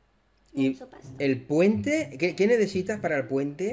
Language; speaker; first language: Spanish; native; Spanish